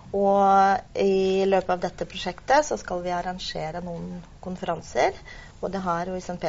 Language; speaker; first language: Norwegian; non-native, fluent; Russian